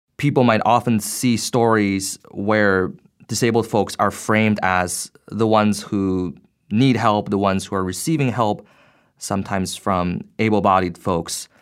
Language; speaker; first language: English; non-native, fluent; Chinese